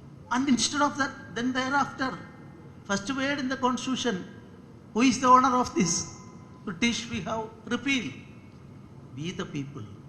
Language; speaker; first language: English; non-native, local second language; Malayalam